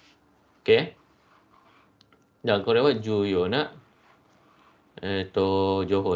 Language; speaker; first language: Japanese; non-native, fluent; Malay